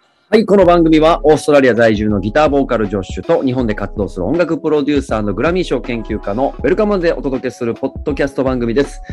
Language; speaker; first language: Japanese; native; Japanese